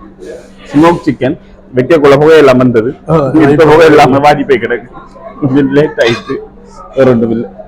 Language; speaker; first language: Tamil; native; Tamil